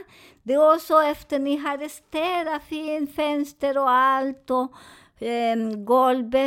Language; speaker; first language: Swedish; non-native, fluent; Spanish